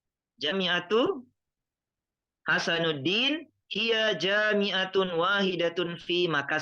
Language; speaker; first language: Arabic; non-native, fluent; Indonesian